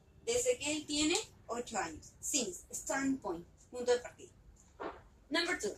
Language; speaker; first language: Spanish; native; Spanish